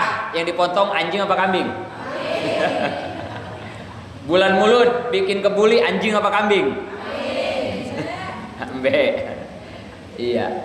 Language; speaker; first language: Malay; non-native, local second language; Sundanese